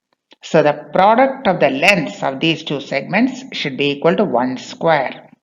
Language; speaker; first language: English; non-native, local second language; Bangla